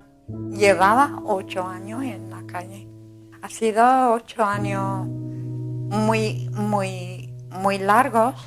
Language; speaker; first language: Spanish; non-native, learner; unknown